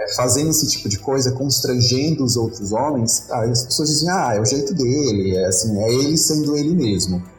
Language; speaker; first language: Portuguese; native; Portuguese